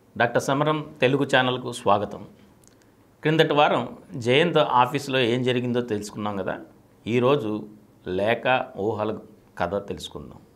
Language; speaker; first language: Telugu; native; Telugu